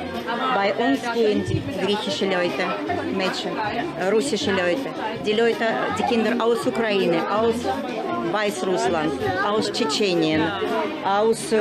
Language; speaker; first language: German; non-native, learner; Russian